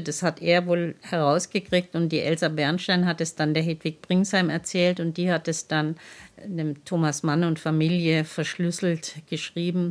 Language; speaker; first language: German; native; German